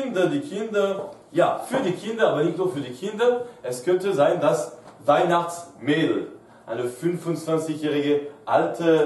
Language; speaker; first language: German; non-native, fluent; French